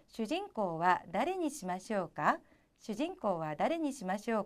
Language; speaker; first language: Japanese; non-native, fluent; Korean